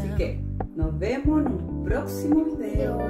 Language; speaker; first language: Spanish; native; Spanish